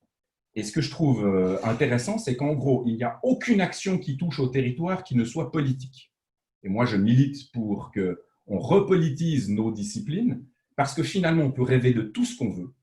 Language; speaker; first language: French; native; French